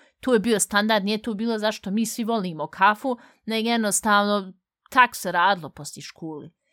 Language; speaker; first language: Bosnian; early bilingual, heritage; Bosnian